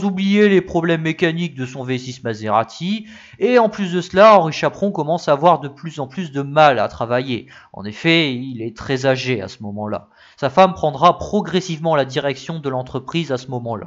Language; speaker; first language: French; native; French